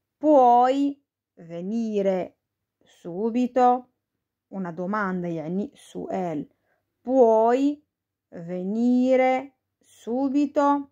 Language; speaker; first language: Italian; non-native, fluent; Arabic